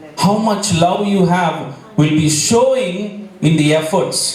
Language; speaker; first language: English; non-native, local second language; Tamil